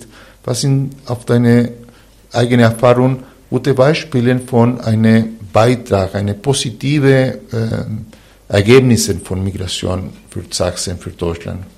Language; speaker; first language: German; non-native, fluent; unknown